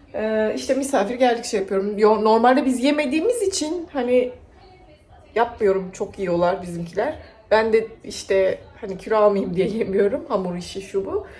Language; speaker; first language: Turkish; native; Turkish